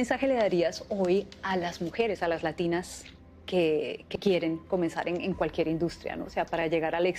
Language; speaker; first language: Spanish; native; Spanish